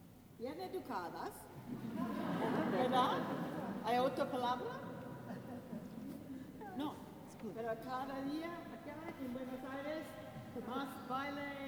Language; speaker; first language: Spanish; non-native, learner; English